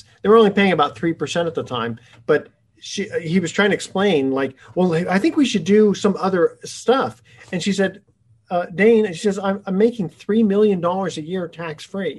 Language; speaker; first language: English; native; English